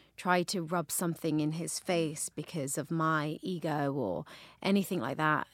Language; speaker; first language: English; native; English